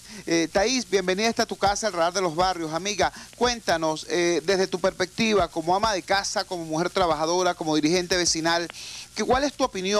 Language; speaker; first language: Spanish; native; Spanish